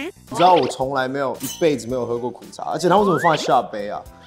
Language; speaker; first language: Chinese; native; Chinese